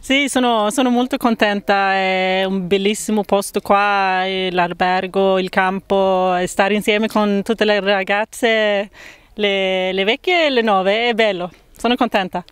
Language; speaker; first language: Italian; non-native, fluent; Swedish